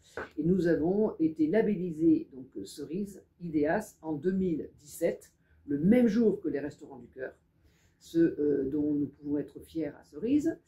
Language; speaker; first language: French; native; French